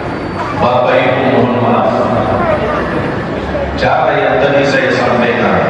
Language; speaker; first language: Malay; non-native, fluent; Arabic